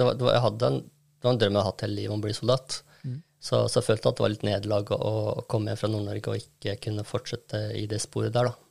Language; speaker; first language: Norwegian; early bilingual, other home language; Kurdish